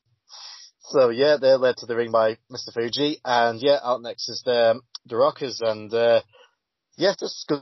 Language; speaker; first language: English; native; English